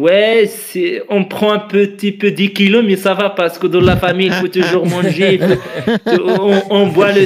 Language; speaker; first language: French; non-native, learner; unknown